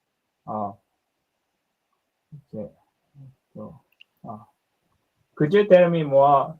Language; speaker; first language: English; non-native, learner; Japanese